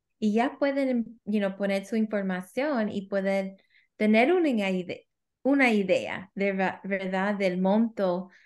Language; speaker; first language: Spanish; early bilingual, heritage; Spanish